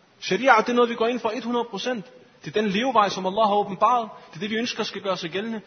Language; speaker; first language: Danish; early bilingual, other home language; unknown